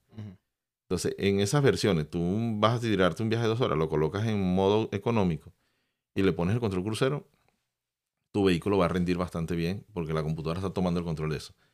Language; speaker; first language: Spanish; native; Spanish